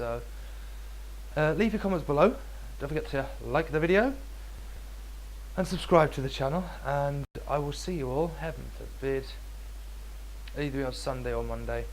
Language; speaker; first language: English; native; English